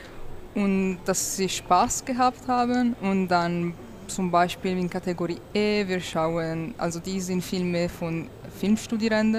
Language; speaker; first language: German; non-native, local second language; Italian